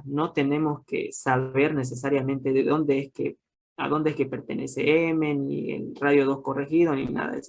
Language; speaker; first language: Spanish; native; Spanish